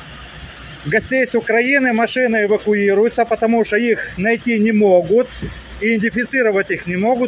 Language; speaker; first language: Russian; native; Russian